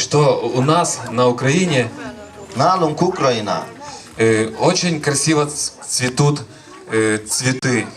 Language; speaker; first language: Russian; non-native, local second language; Ukrainian